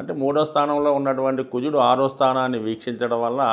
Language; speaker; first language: Telugu; native; Telugu